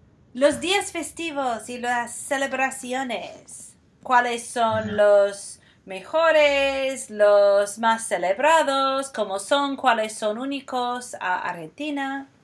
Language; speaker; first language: Spanish; non-native, fluent; English